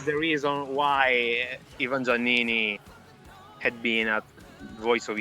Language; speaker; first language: English; non-native, fluent; Italian